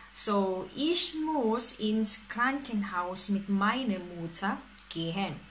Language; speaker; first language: German; non-native, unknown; Filipino